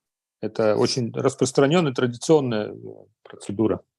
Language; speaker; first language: Russian; native; Russian